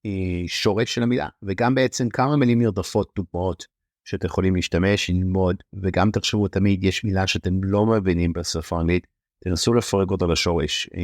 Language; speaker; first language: Hebrew; native; Hebrew